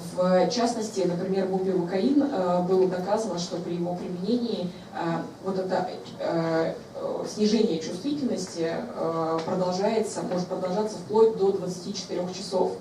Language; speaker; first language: Russian; native; Russian